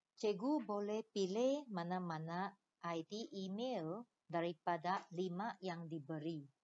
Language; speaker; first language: Malay; non-native, local second language; Chinese